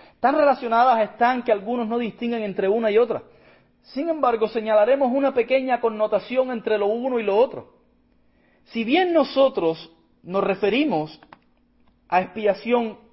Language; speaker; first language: Spanish; native; Spanish